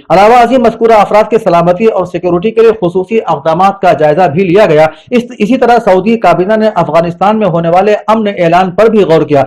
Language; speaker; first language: Urdu; native; Urdu